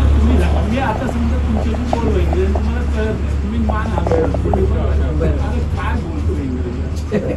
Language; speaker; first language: Marathi; native; Marathi